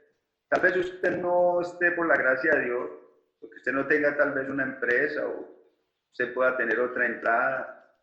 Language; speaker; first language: Spanish; native; Spanish